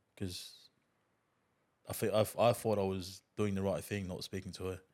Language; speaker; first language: English; non-native, fluent; Tongan